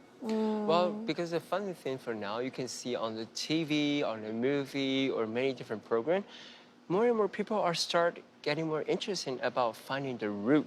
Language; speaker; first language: English; non-native, fluent; Chinese